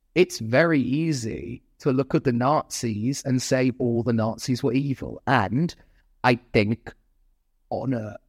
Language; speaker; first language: English; native; English